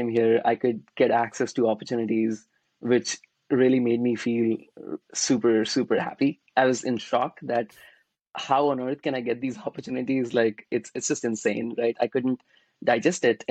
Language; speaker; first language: English; non-native, local second language; Hindi